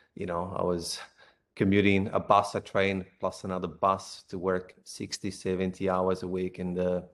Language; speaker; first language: English; non-native, fluent; Italian